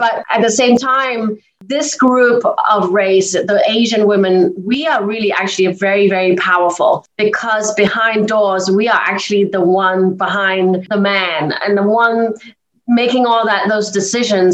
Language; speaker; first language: English; native; English